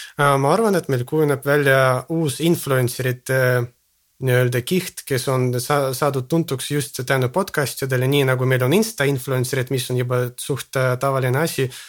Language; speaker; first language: Estonian; non-native, local second language; Russian